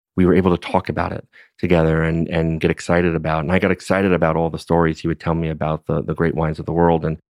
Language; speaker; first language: English; native; English